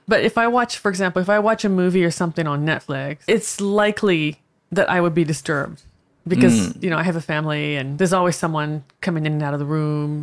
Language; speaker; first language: English; native; English